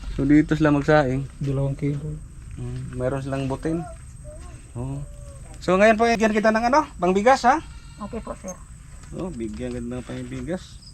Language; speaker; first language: Filipino; non-native, local second language; Cebuano